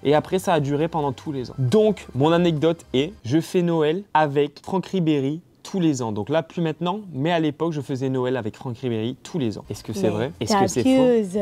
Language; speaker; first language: French; native; French